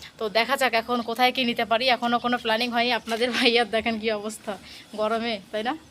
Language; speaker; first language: Bangla; native; Bangla